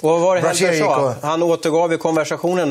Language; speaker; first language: Swedish; native; Swedish